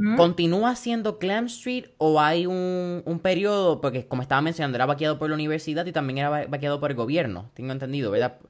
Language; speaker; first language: Spanish; early bilingual, heritage; Spanish